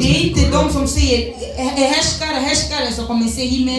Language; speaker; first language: Swedish; non-native, learner; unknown